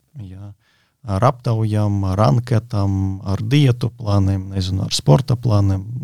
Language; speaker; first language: Latvian; non-native, local second language; Russian